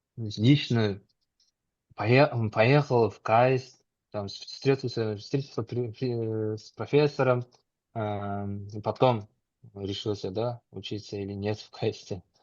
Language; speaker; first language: Russian; non-native, local second language; Kazakh